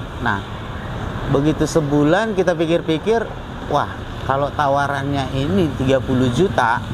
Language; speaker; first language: Indonesian; native; Indonesian